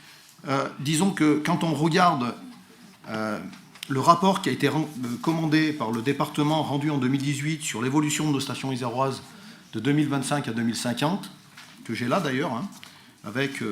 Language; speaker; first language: French; native; French